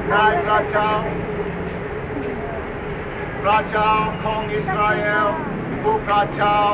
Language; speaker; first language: Thai; non-native, learner; English